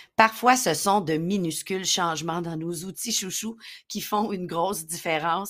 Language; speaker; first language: French; native; French